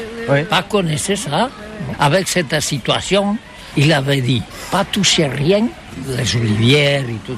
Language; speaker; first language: French; non-native, learner; Catalan